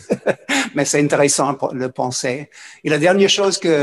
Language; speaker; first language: French; non-native, fluent; English